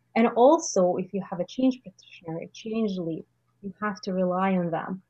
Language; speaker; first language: English; non-native, fluent; Russian